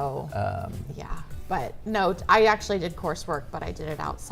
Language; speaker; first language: English; native; English